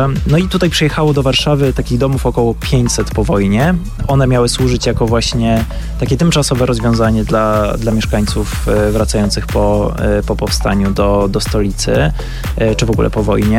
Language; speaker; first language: Polish; native; Polish